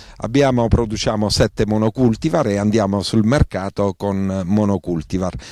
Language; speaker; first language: Italian; native; Italian